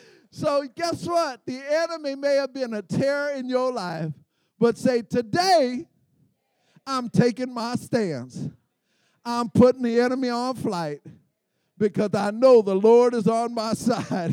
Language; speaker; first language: English; native; English